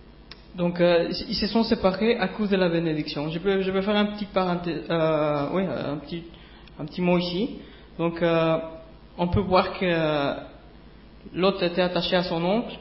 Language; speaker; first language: French; native; French